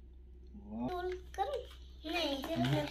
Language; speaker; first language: Hindi; native; Hindi